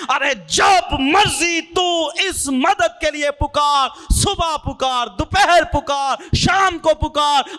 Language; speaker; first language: Urdu; non-native, local second language; Punjabi